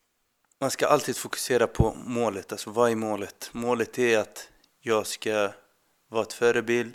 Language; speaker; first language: Swedish; non-native, fluent; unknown